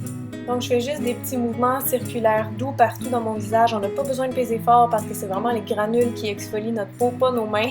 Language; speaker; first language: French; native; French